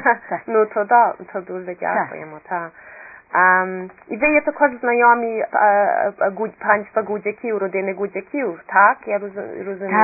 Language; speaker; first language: Ukrainian; early bilingual, heritage; Ukrainian